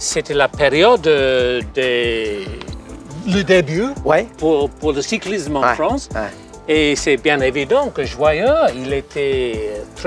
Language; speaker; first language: French; non-native, fluent; English